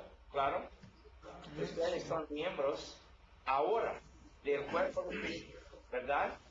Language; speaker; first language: Spanish; non-native, learner; English